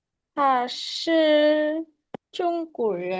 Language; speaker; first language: Chinese; non-native, learner; Indonesian